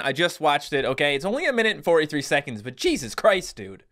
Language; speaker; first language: English; native; English